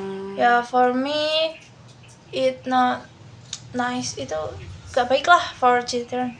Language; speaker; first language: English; non-native, learner; Indonesian